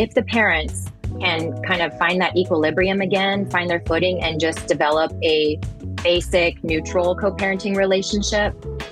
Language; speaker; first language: English; native; English